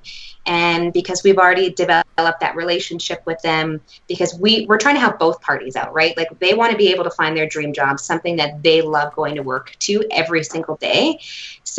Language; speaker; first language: English; native; English